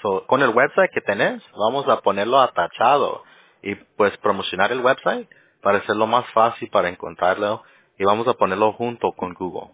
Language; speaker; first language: Spanish; early bilingual, heritage; Spanish